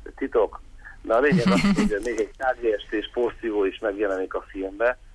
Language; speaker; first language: Hungarian; native; Hungarian